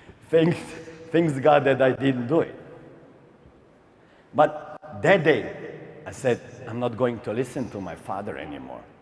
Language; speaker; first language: English; non-native, fluent; Slovenian